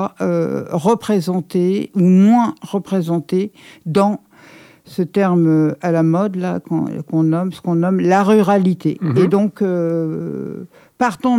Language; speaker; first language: French; native; French